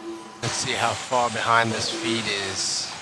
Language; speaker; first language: English; native; English